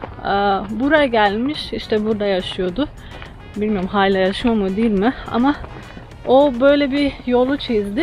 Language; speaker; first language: Turkish; non-native, fluent; Slovenian